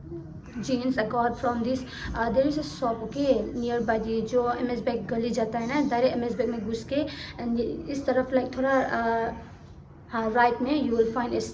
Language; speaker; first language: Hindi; non-native, local second language; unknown